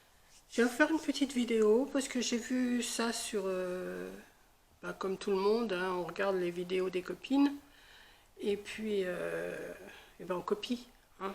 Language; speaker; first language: French; native; French